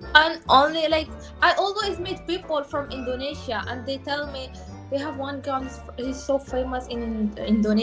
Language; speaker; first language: English; non-native, learner; Arabic